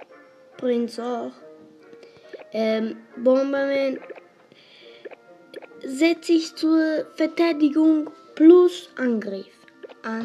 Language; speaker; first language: German; non-native, local second language; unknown